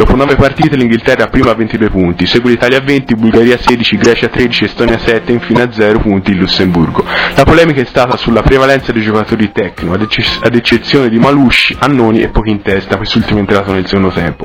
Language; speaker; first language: Italian; native; Italian